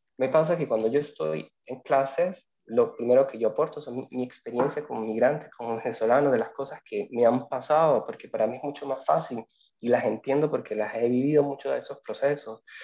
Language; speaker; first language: Spanish; native; Spanish